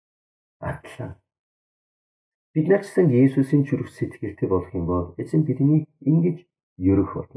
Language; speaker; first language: Mongolian; non-native, fluent; Korean